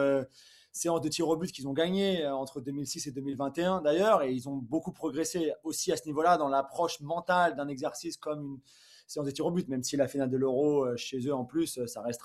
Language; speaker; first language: French; native; French